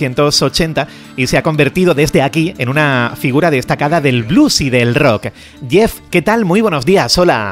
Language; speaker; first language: Spanish; native; Spanish